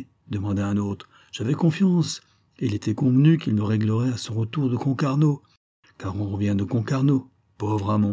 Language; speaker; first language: French; native; French